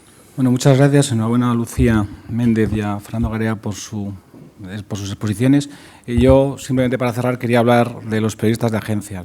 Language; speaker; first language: Spanish; native; Spanish